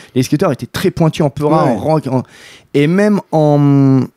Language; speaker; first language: French; native; French